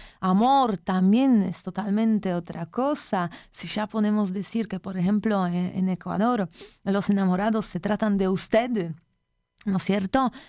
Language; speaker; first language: Spanish; non-native, fluent; Polish